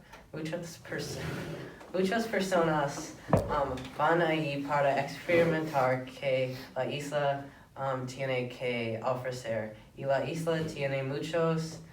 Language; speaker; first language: Spanish; non-native, learner; English